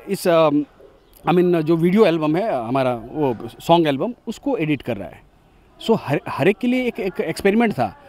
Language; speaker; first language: Hindi; native; Hindi